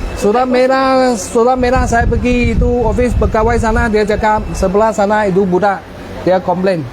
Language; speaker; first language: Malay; non-native, local second language; Cantonese